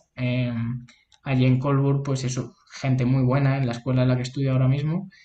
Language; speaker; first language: Spanish; native; Spanish